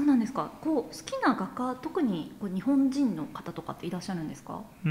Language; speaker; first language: Japanese; native; Japanese